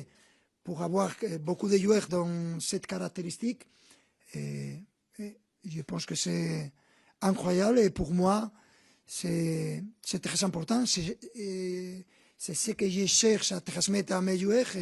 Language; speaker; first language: French; non-native, fluent; Spanish